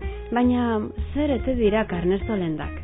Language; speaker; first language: Basque; native; Basque